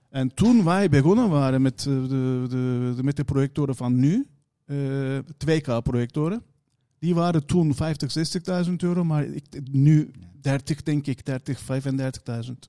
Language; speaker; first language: Dutch; non-native, fluent; Turkish